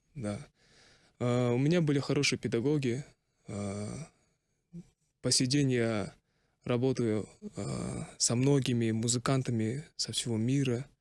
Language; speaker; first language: Russian; non-native, local second language; Kazakh